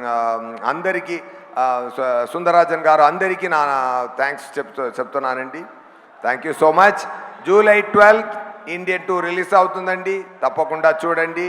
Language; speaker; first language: Telugu; non-native, learner; Tamil